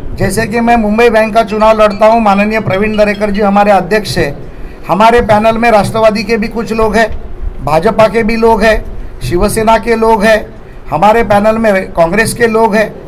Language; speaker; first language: Hindi; non-native, local second language; Marathi